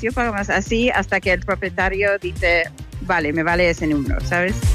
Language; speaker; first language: Spanish; non-native, fluent; English